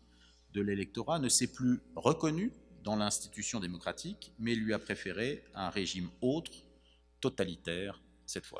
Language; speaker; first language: French; native; French